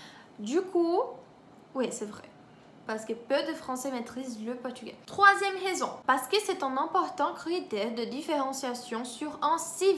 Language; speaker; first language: French; non-native, fluent; Portuguese